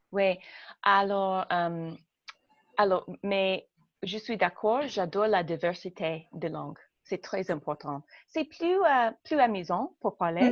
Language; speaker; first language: French; non-native, learner; English